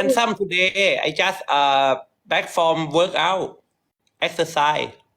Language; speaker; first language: English; non-native, learner; Thai